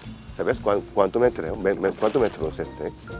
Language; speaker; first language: Spanish; non-native, learner; Korean